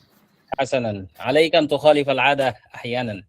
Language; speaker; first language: Arabic; non-native, fluent; Bangla